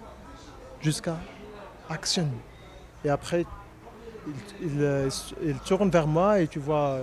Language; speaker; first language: French; non-native, local second language; Arabic